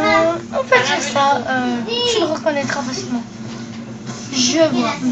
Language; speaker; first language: French; native; French